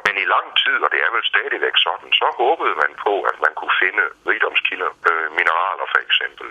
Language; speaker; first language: Danish; native; Danish